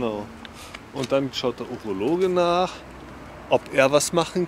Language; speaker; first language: German; native; German